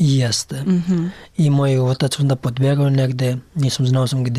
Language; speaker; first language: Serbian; non-native, learner; Pashto